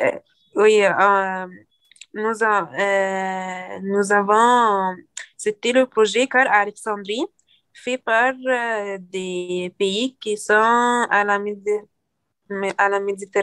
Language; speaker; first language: French; non-native, learner; Arabic